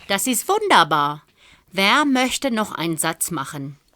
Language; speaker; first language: German; non-native, fluent; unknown